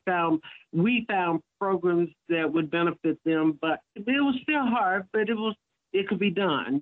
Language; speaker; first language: English; native; English